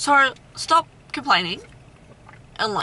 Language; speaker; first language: English; native; English